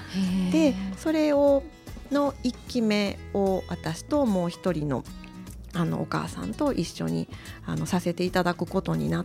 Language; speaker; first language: Japanese; native; Japanese